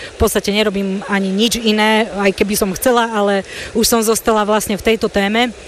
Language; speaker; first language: Slovak; native; Slovak